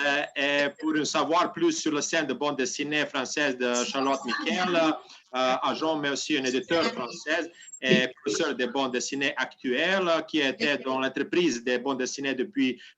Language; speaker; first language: French; non-native, learner; Serbian